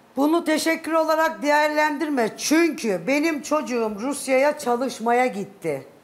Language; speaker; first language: Turkish; native; Turkish